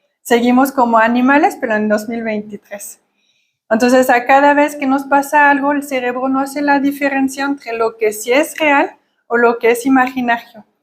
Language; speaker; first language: Spanish; non-native, fluent; French